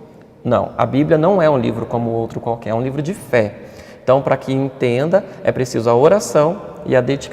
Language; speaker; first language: Portuguese; native; Portuguese